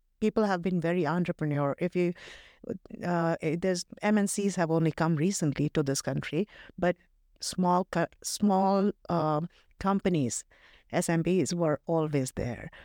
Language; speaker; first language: English; non-native, local second language; Hindi